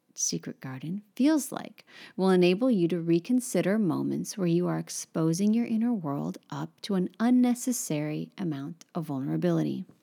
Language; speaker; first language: English; native; English